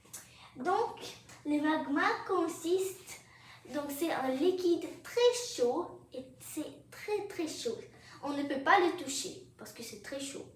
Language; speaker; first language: French; non-native, fluent; English